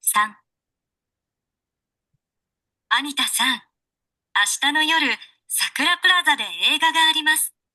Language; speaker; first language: Japanese; non-native, learner; Sinhala